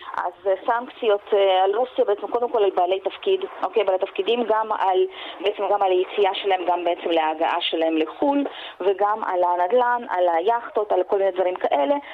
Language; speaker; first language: Hebrew; non-native, fluent; Russian